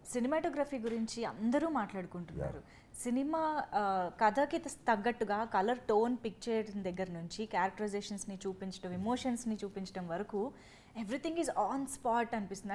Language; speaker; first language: Telugu; native; Telugu